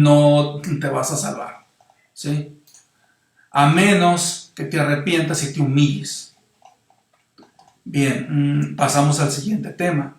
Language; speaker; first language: Spanish; native; Spanish